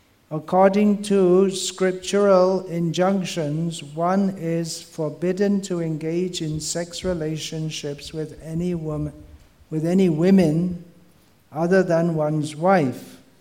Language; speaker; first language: English; native; English